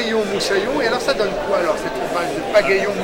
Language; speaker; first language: French; native; French